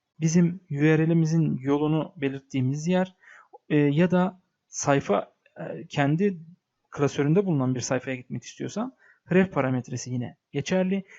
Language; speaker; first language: Turkish; native; Turkish